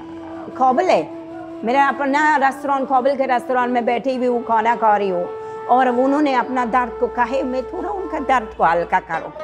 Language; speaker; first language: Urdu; non-native, fluent; Persian